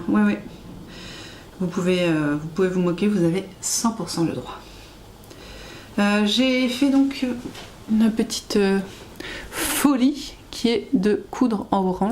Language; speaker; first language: French; native; French